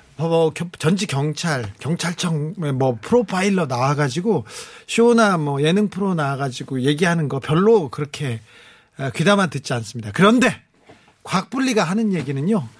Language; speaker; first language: Korean; native; Korean